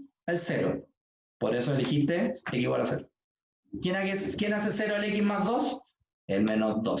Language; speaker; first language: Spanish; native; Spanish